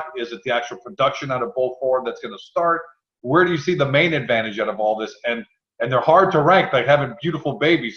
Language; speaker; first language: English; native; English